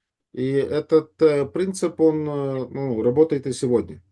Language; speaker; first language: Russian; native; Russian